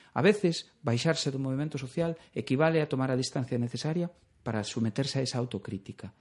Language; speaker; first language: Galician; native; Galician